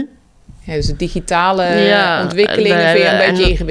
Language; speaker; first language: Dutch; native; Dutch